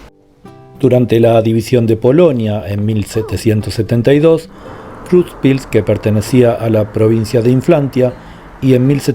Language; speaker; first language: Spanish; native; Spanish